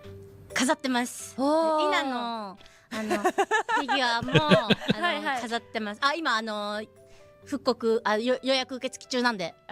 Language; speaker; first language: Japanese; native; Japanese